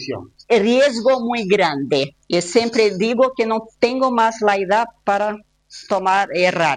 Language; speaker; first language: Spanish; non-native, fluent; Portuguese